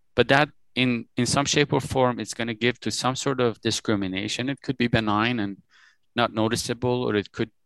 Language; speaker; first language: English; early bilingual, other home language; Persian